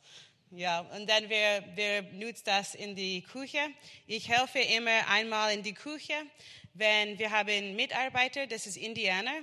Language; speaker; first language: German; non-native, learner; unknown